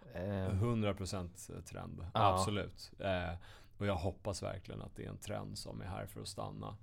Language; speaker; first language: Swedish; native; Swedish